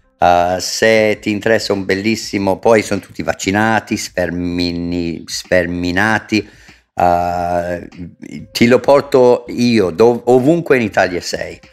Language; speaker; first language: Italian; non-native, fluent; English